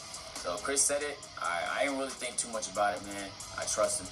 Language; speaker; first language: English; native; English